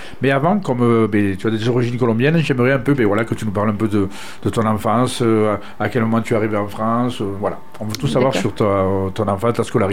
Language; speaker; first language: French; native; French